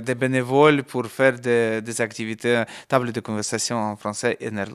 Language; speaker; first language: French; non-native, learner; Ukrainian